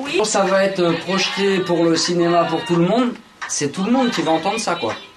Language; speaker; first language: French; native; French